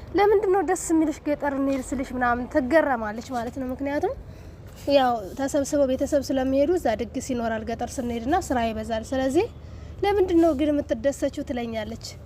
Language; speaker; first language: Amharic; native; Amharic